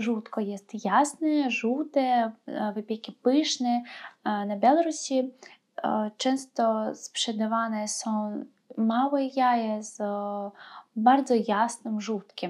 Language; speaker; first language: Polish; non-native, fluent; Russian